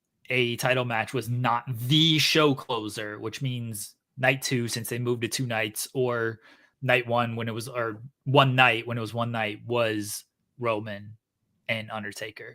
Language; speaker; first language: English; native; English